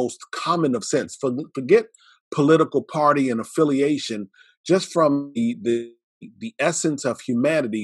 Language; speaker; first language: English; native; English